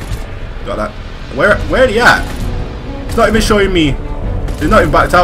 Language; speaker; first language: English; native; English